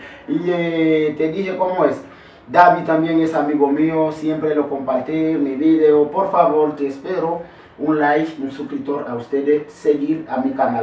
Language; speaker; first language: Spanish; non-native, learner; Haitian Creole